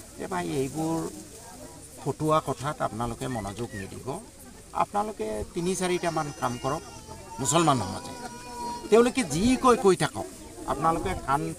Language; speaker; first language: Assamese; non-native, local second language; Bangla